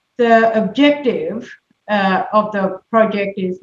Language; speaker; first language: English; non-native, local second language; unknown